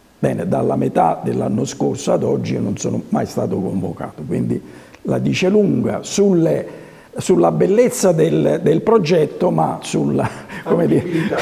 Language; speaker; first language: Italian; native; Italian